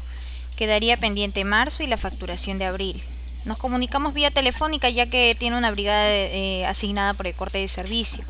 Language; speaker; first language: Spanish; native; Spanish